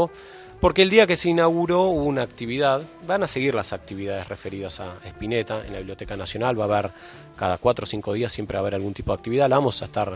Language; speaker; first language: Spanish; native; Spanish